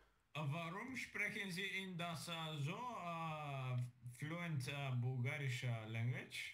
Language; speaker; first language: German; non-native, learner; Bulgarian